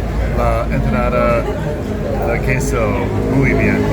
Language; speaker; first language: Spanish; non-native, learner; English